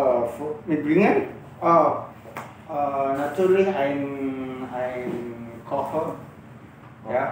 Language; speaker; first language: German; non-native, learner; Indonesian